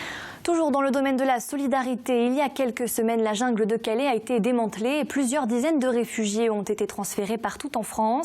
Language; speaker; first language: French; native; French